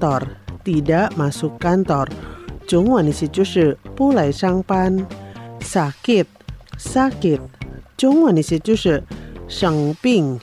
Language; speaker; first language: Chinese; non-native, fluent; Indonesian